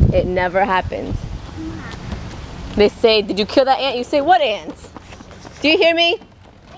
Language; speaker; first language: English; early bilingual, other home language; Spanish